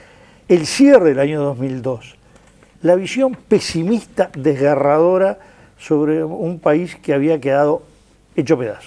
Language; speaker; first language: Spanish; native; Spanish